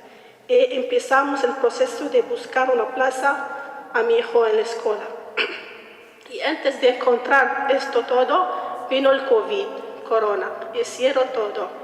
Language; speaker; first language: Spanish; non-native, learner; Arabic